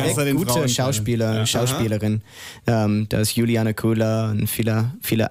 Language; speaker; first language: German; non-native, learner; English